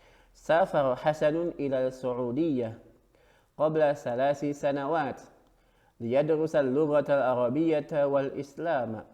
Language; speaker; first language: Arabic; non-native, fluent; Indonesian